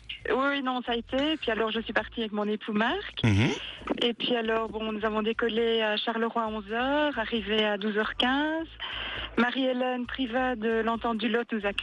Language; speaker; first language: French; native; French